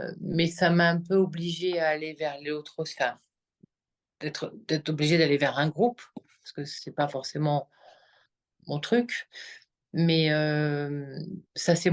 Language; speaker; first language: French; native; French